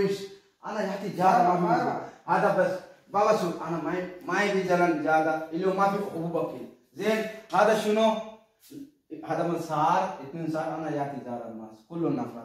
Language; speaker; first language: Arabic; non-native, learner; Hindi